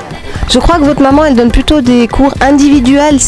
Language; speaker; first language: French; native; French